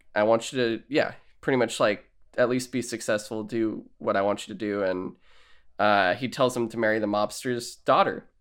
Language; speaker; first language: English; native; English